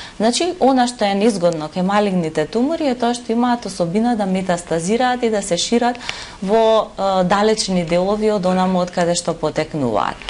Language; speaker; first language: Macedonian; native; Macedonian